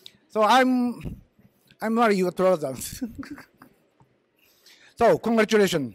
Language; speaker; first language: English; non-native, learner; Japanese